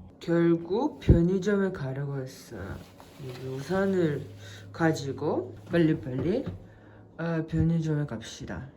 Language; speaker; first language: Korean; non-native, fluent; Russian